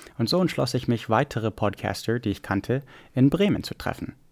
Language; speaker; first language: German; non-native, fluent; English